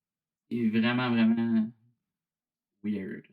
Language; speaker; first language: French; native; French